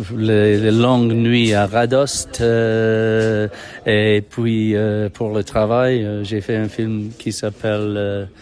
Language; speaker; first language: French; non-native, fluent; English